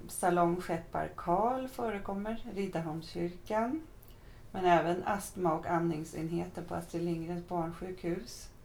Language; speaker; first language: Swedish; native; Swedish